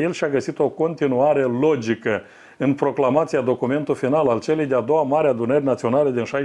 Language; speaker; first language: Romanian; native; Romanian